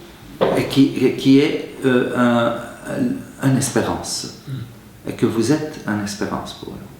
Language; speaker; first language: French; non-native, fluent; Arabic